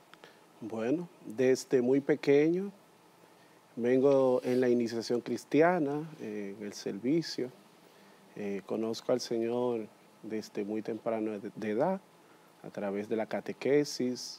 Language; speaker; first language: Spanish; native; Spanish